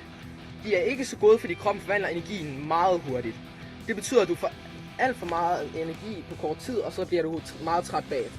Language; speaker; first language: Danish; native; Danish